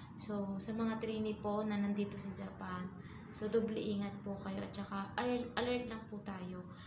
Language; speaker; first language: Filipino; native; Filipino